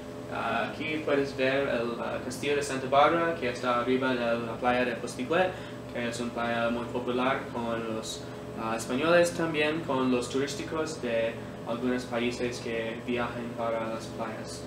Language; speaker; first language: Spanish; non-native, learner; English